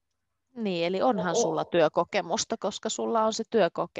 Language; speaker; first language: Finnish; native; Finnish